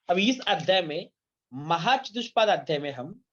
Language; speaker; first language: Hindi; non-native, local second language; Marathi